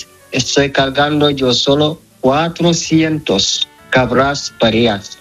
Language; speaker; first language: Spanish; non-native, learner; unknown